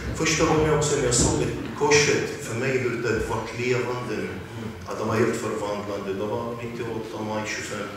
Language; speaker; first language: Swedish; early bilingual, other home language; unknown